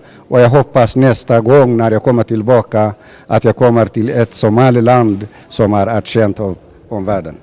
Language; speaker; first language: Swedish; non-native, fluent; Somali